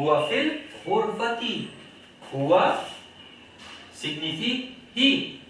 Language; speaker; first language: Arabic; non-native, learner; Haitian Creole